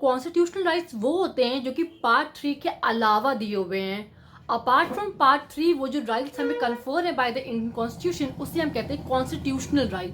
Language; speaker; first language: Hindi; native; Hindi